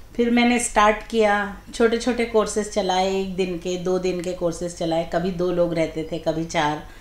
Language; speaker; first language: Hindi; native; Hindi